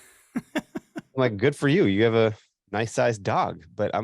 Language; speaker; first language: English; native; English